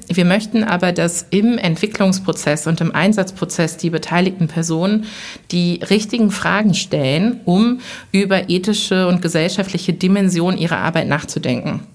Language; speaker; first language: German; early bilingual, other home language; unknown